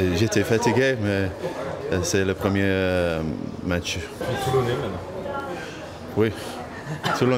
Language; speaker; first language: French; non-native, learner; English